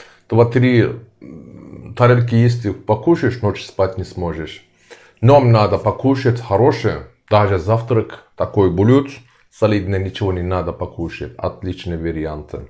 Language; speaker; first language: Russian; non-native, learner; Turkish